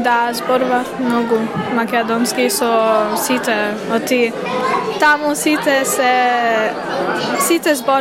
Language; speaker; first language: Macedonian; early bilingual, heritage; Macedonian